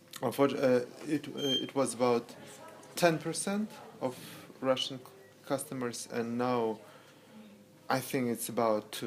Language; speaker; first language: English; non-native, learner; Russian